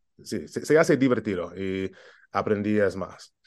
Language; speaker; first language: Spanish; non-native, learner; English